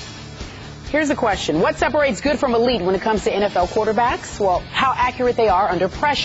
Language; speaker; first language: English; native; English